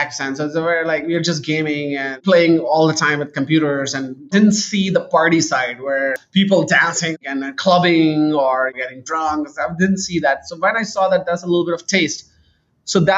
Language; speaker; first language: English; non-native, local second language; Urdu